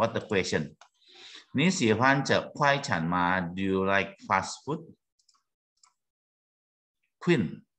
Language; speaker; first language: English; non-native, learner; Indonesian